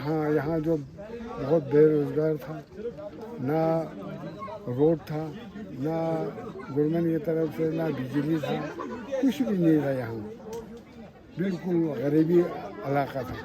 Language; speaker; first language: Hindi; non-native, local second language; Balti